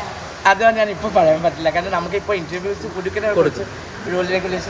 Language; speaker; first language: Malayalam; non-native, learner; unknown